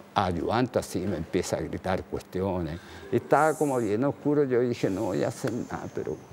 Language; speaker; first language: Spanish; native; Spanish